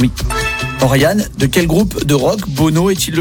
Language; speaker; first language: French; native; French